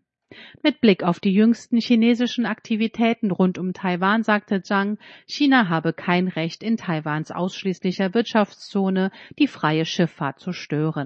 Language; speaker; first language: German; native; German